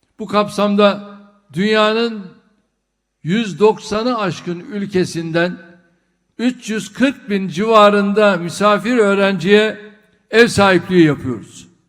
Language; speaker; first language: Turkish; native; Turkish